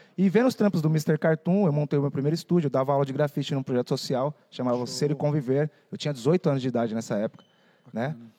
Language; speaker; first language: Portuguese; native; Portuguese